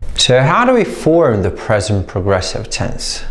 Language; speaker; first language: English; non-native, fluent; Slovak